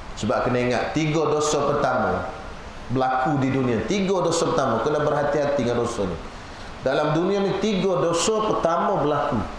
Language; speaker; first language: Malay; native; Malay